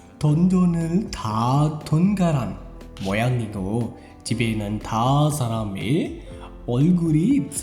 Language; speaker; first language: Korean; non-native, learner; Sinhala